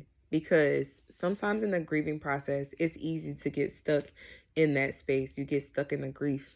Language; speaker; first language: English; native; English